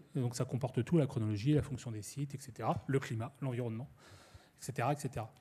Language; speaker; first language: French; native; French